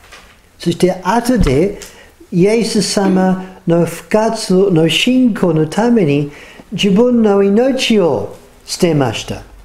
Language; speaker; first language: Japanese; non-native, fluent; English